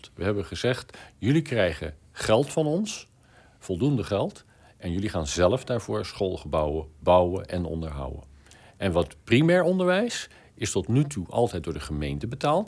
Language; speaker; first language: Dutch; native; Dutch